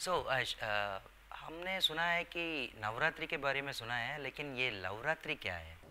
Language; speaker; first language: Hindi; non-native, local second language; Telugu